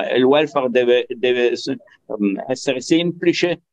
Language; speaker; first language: Italian; native; Italian